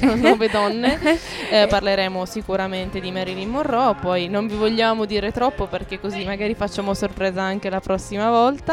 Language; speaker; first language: Italian; native; Italian